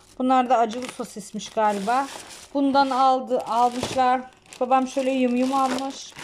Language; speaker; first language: Turkish; early bilingual, heritage; Turkish